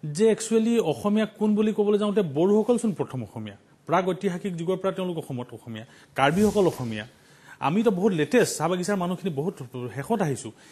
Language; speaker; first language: Assamese; non-native, local second language; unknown